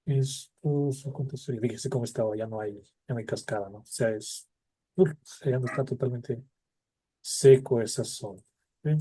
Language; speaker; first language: Spanish; native; Spanish